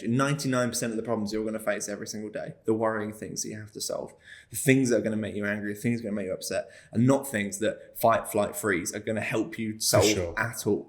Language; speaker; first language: English; native; English